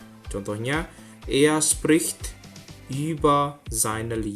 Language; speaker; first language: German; non-native, fluent; Indonesian